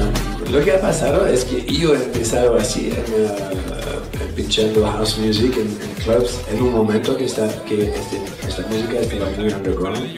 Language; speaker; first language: Spanish; non-native, fluent; French